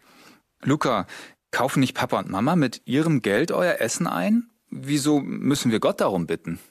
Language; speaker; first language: German; native; German